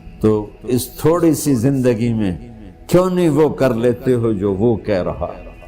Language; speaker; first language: Urdu; non-native, local second language; Punjabi